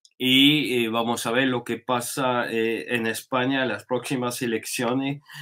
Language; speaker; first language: Spanish; non-native, fluent; French